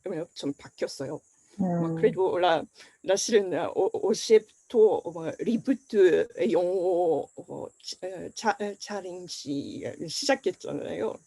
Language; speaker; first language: Korean; non-native, fluent; Japanese